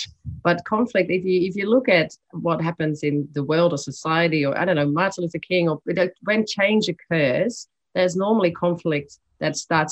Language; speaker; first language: English; non-native, fluent; Dutch